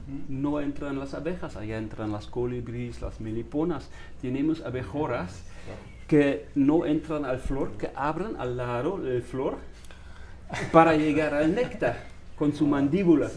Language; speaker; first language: Spanish; non-native, fluent; German